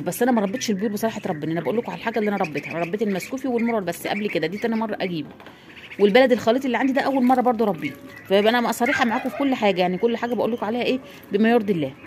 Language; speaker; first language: Arabic; native; Arabic